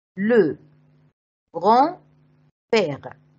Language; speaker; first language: French; non-native, fluent; Arabic